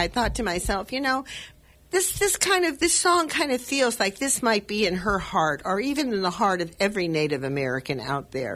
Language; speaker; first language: English; native; English